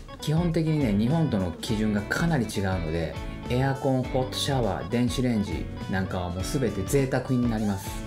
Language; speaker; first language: Japanese; native; Japanese